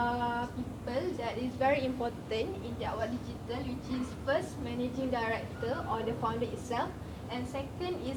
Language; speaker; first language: English; non-native, learner; Malay